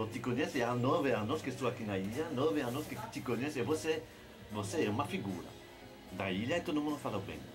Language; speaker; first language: Portuguese; non-native, learner; French